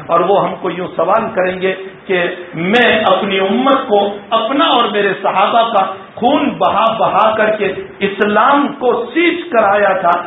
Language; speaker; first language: Urdu; non-native, local second language; Gujarati